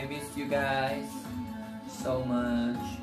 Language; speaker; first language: English; non-native, learner; Korean